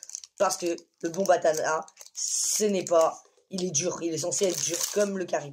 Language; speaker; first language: French; native; French